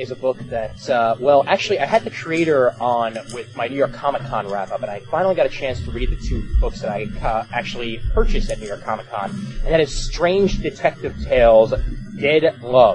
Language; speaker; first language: English; native; English